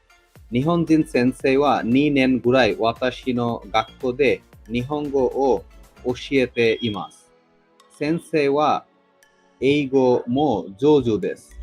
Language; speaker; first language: Japanese; non-native, learner; Bangla